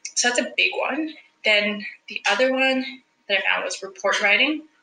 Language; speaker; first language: English; non-native, fluent; Spanish